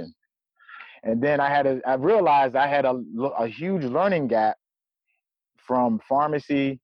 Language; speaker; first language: English; native; English